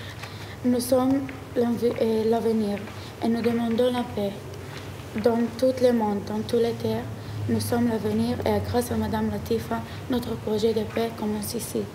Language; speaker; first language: French; non-native, learner; Arabic